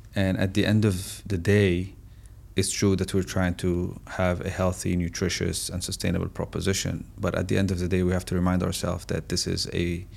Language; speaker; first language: English; non-native, fluent; Arabic